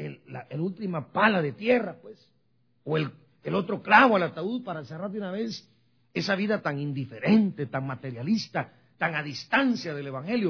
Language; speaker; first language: Spanish; native; Spanish